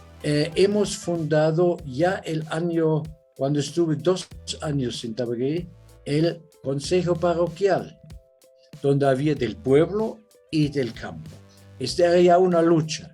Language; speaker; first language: Spanish; non-native, fluent; German